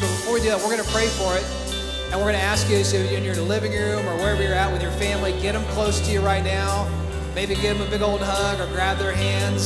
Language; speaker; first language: English; native; English